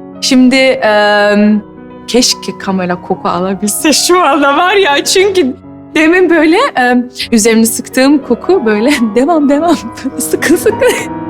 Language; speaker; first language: Turkish; early bilingual, heritage; Turkish